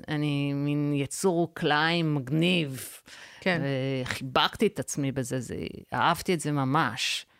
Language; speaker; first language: Hebrew; early bilingual, other home language; English